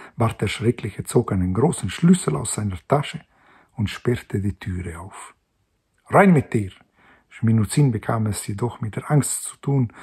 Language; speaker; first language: German; non-native, local second language; Romansh